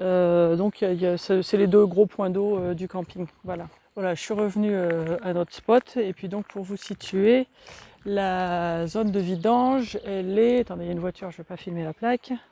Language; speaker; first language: French; native; French